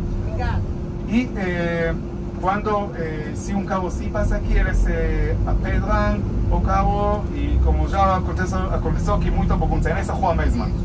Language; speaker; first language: Portuguese; non-native, fluent; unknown